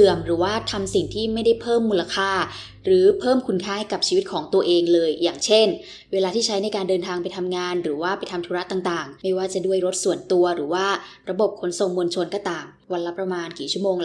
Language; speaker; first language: Thai; native; Thai